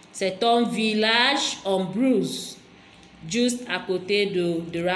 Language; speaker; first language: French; non-native, fluent; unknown